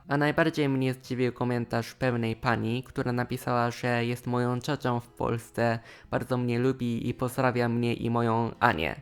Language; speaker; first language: Polish; non-native, fluent; Japanese